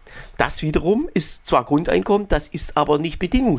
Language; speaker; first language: German; native; German